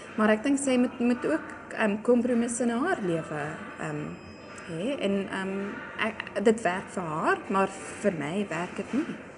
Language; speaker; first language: Afrikaans; non-native, local second language; English